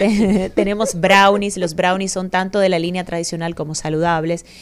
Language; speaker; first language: Spanish; native; Spanish